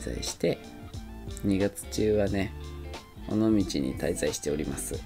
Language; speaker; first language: Japanese; native; Japanese